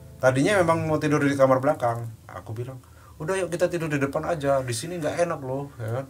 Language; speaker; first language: Indonesian; native; Indonesian